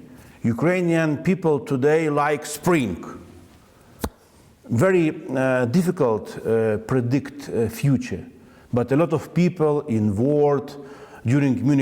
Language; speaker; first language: English; non-native, learner; Ukrainian